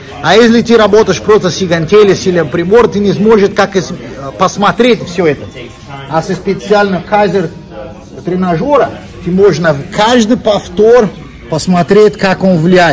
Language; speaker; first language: Russian; non-native, fluent; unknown